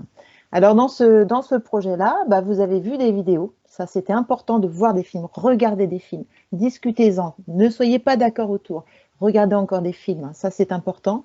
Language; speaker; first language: French; native; French